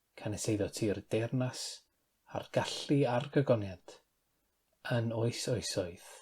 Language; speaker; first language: Welsh; non-native, local second language; English